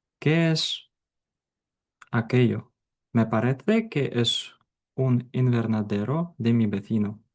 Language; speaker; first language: Spanish; non-native, fluent; Ukrainian